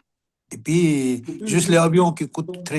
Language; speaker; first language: French; non-native, learner; Sherpa